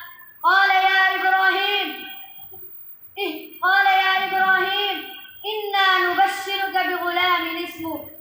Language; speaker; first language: Arabic; non-native, learner; Urdu